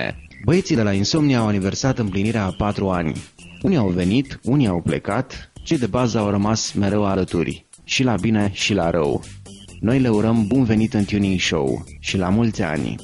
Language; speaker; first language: Romanian; native; Romanian